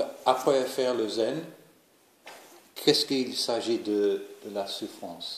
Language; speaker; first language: French; non-native, learner; English